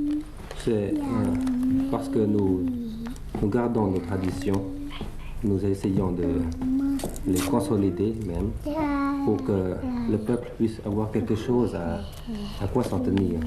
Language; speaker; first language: French; early bilingual, other home language; Thai